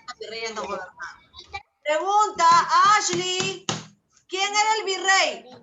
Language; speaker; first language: Spanish; native; Spanish